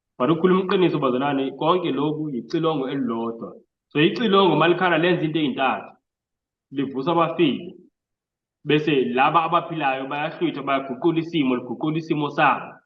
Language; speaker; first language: Zulu; non-native, local second language; Xhosa